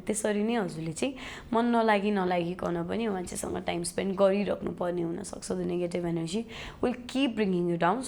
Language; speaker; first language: Nepali; native; Nepali